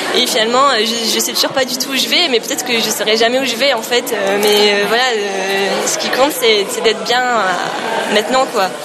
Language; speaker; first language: French; native; French